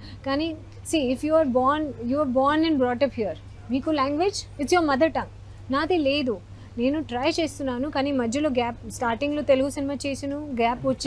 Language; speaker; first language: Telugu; non-native, learner; Hindi